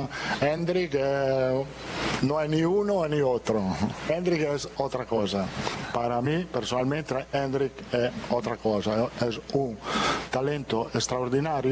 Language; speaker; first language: Portuguese; non-native, fluent; Italian